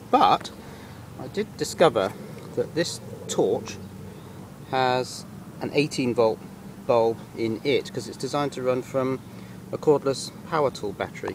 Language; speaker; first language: English; native; English